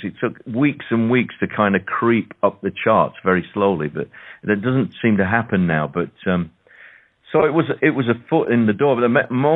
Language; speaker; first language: English; native; English